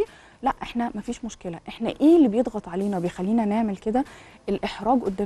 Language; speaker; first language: Arabic; native; Arabic